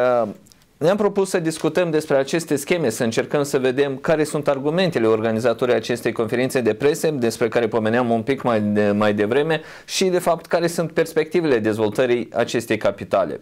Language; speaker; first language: Romanian; native; Romanian